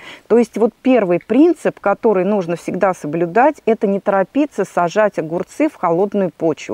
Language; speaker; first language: Russian; native; Russian